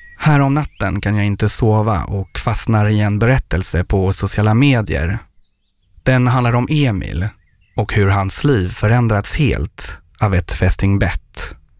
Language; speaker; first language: Swedish; non-native, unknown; French